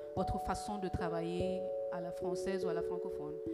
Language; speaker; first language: French; early bilingual, other home language; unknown